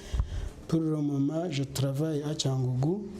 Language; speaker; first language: French; non-native, local second language; Kinyarwanda